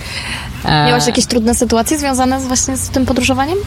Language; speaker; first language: Polish; native; Polish